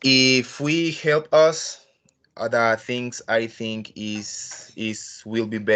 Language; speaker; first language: English; non-native, learner; Spanish